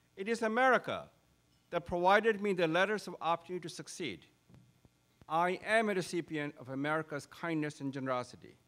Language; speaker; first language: English; non-native, local second language; Urdu